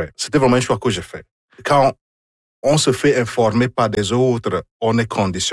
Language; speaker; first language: French; non-native, fluent; Igbo